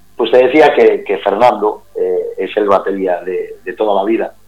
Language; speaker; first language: Spanish; native; Spanish